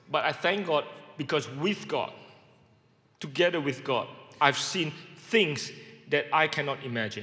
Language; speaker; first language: English; non-native, fluent; Indonesian